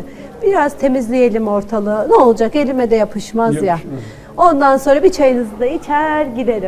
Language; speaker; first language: Turkish; native; Turkish